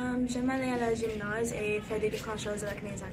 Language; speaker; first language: French; non-native, learner; English